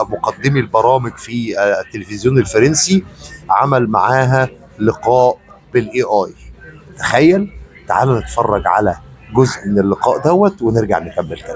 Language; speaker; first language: Arabic; native; Arabic